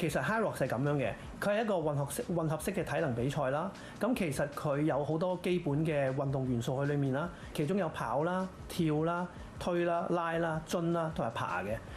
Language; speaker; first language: Cantonese; native; Cantonese